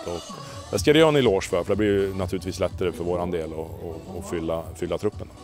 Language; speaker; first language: Swedish; native; Swedish